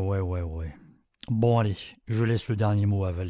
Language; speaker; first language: French; native; French